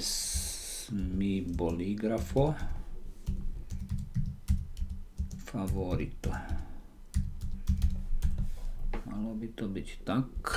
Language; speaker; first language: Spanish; non-native, learner; Slovak